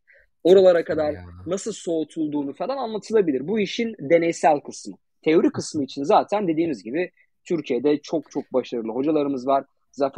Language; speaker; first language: Turkish; native; Turkish